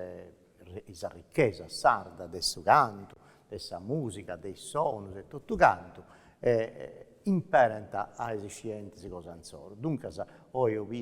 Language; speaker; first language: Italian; non-native, local second language; Sardinian